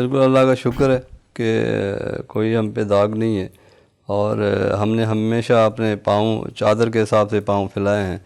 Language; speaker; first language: Urdu; non-native, local second language; Sindhi